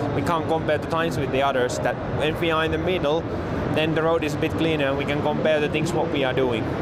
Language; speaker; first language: English; non-native, fluent; Finnish